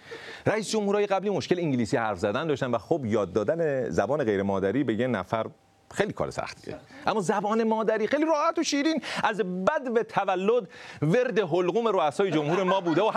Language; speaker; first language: Persian; native; Persian